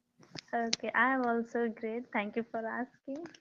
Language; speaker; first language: English; non-native, learner; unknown